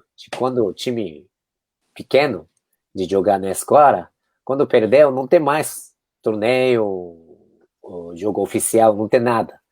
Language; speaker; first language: Portuguese; non-native, fluent; Japanese